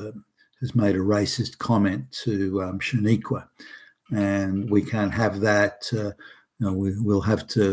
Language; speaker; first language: English; native; English